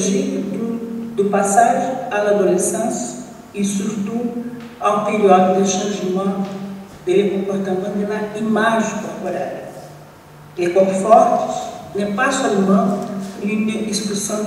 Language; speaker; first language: French; non-native, learner; Portuguese